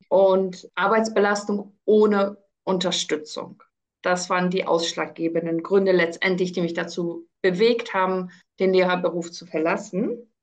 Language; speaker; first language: German; early bilingual, other home language; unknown